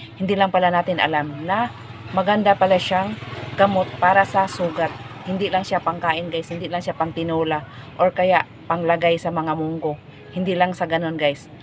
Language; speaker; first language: Filipino; non-native, local second language; Cebuano